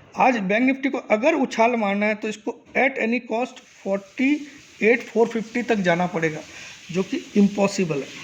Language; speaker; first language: Hindi; native; Hindi